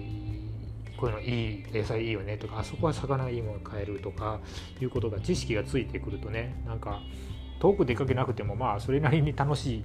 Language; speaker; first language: Japanese; native; Japanese